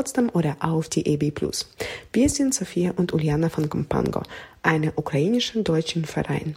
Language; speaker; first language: German; non-native, fluent; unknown